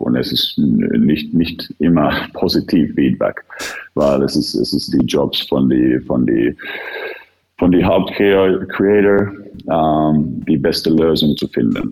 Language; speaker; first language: German; non-native, fluent; Finnish